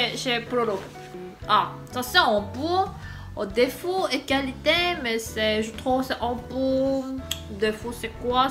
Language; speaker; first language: French; non-native, fluent; Korean